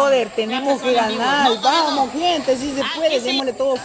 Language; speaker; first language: Spanish; native; Spanish